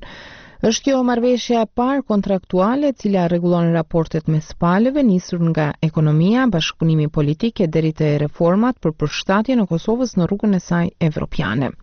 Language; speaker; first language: Albanian; native; Albanian